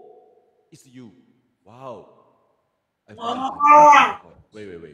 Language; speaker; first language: English; non-native, learner; Korean